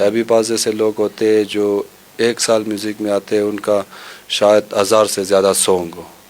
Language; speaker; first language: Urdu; non-native, local second language; Hazaragi